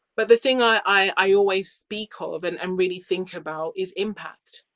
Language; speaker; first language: English; native; English